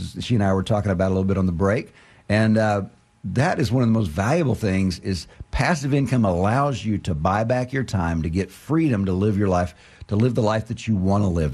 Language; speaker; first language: English; native; English